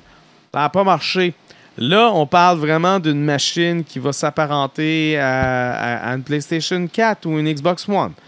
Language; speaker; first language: French; native; French